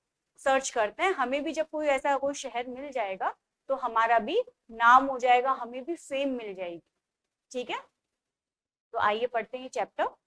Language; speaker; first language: Hindi; native; Hindi